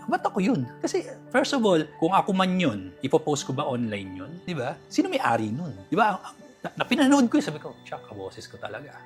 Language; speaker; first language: Filipino; native; Filipino